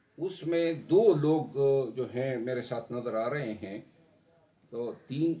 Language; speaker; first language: Urdu; non-native, local second language; Pashto